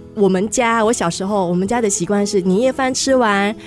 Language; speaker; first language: Chinese; native; Chinese